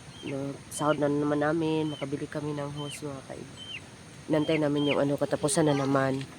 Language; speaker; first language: Filipino; non-native, local second language; Cebuano